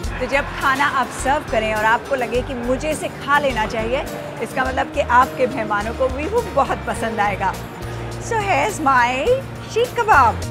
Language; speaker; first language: Hindi; native; Hindi